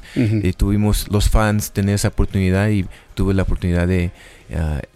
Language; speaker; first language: Spanish; early bilingual, heritage; Spanish